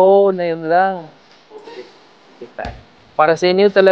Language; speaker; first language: Filipino; non-native, learner; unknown